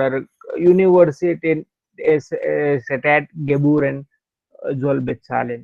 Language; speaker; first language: German; non-native, learner; Hindi